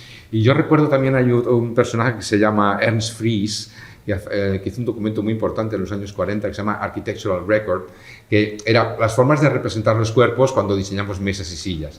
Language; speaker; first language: Spanish; native; Spanish